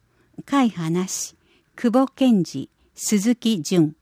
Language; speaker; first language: Japanese; native; Japanese